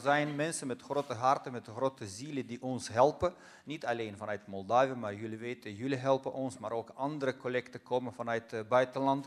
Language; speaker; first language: Dutch; non-native, fluent; Russian